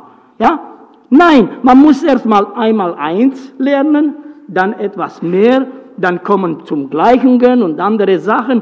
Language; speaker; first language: German; non-native, fluent; Romanian